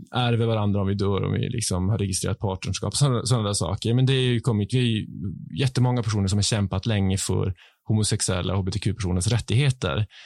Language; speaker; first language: Swedish; native; Swedish